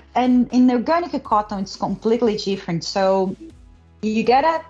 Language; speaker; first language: English; non-native, learner; Portuguese